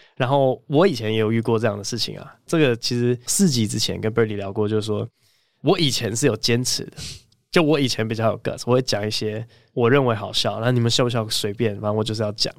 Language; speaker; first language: Chinese; native; Chinese